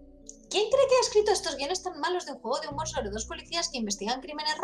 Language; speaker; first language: Spanish; native; Spanish